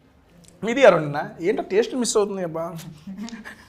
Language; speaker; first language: Telugu; native; Telugu